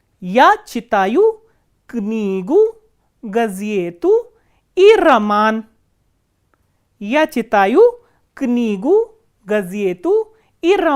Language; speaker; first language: Russian; non-native, fluent; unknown